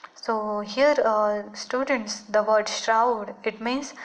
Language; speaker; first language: English; non-native, local second language; Marathi